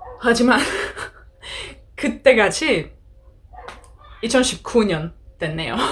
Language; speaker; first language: Korean; non-native, learner; Greek